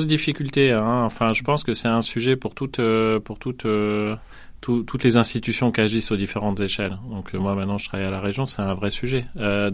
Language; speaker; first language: French; native; French